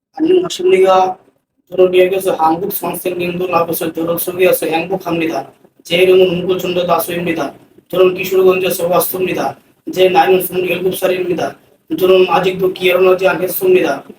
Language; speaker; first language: Korean; non-native, learner; Bangla